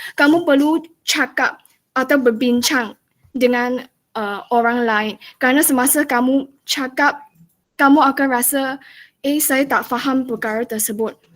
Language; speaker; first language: Malay; non-native, local second language; Chinese